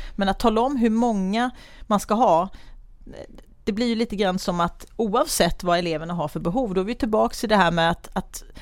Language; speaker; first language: Swedish; native; Swedish